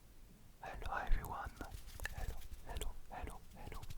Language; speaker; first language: English; non-native, learner; French